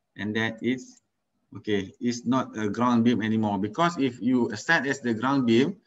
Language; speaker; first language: English; non-native, local second language; Malay